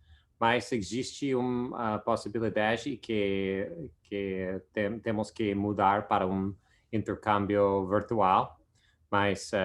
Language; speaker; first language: Portuguese; non-native, fluent; English